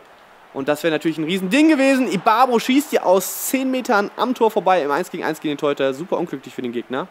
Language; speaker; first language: German; native; German